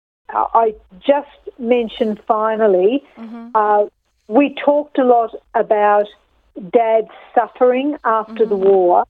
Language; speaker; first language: English; native; English